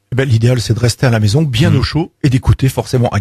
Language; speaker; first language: French; native; French